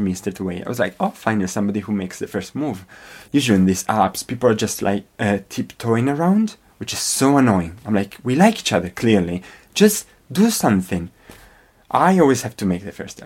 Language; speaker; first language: English; non-native, fluent; Italian